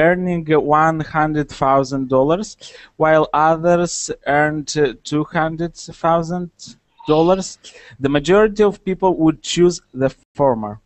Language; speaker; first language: English; non-native, learner; Russian